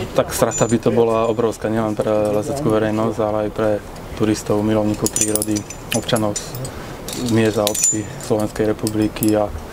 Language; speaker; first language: Slovak; native; Slovak